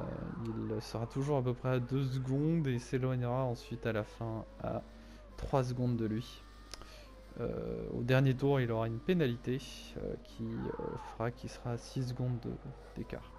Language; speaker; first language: French; native; French